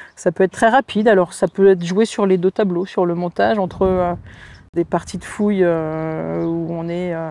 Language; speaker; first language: French; native; French